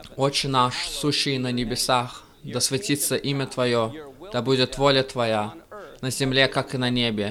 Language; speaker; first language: Russian; early bilingual, heritage; Russian